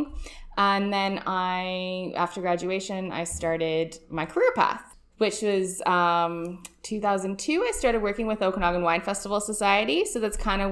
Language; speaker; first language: English; native; English